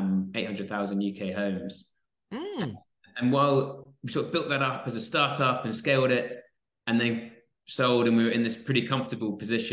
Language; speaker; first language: English; native; English